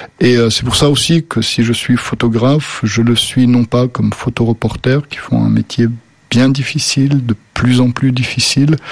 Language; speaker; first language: French; early bilingual, other home language; Slovenian